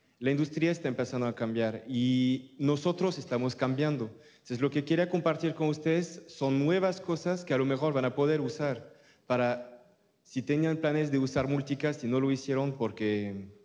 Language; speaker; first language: Spanish; non-native, fluent; French